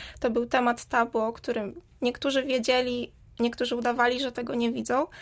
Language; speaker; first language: Polish; native; Polish